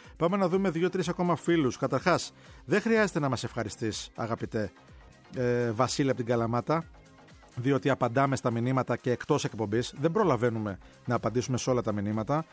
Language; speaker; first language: Greek; native; Greek